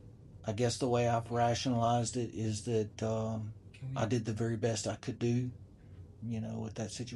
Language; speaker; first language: English; native; English